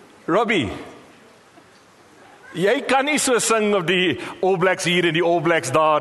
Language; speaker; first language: Afrikaans; non-native, local second language; English